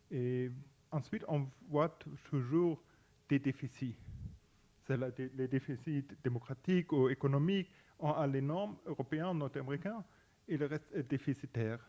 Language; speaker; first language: French; non-native, fluent; Spanish